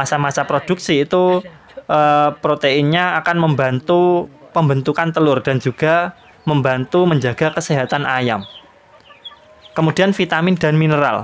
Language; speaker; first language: Indonesian; native; Indonesian